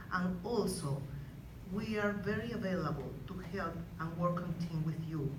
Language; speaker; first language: English; non-native, fluent; Spanish